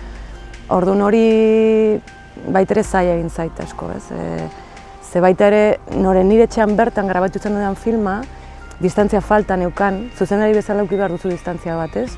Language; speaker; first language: Basque; native; Basque